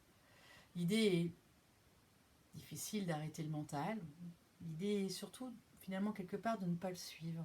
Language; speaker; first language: French; native; French